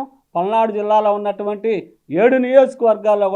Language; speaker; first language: Telugu; native; Telugu